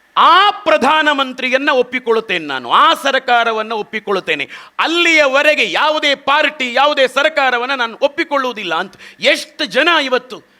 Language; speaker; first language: Kannada; native; Kannada